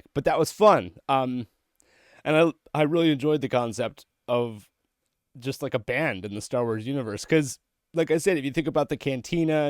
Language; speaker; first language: English; native; English